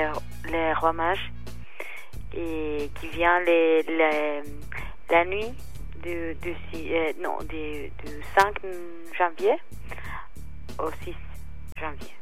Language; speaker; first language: French; non-native, fluent; Spanish